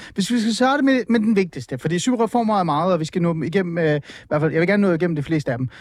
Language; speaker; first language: Danish; early bilingual, other home language; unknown